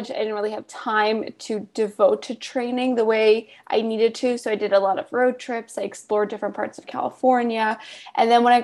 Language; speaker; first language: English; native; English